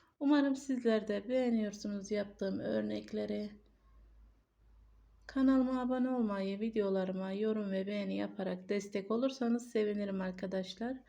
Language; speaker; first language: Turkish; native; Turkish